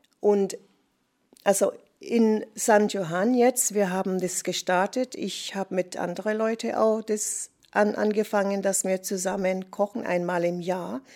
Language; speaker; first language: German; non-native, fluent; English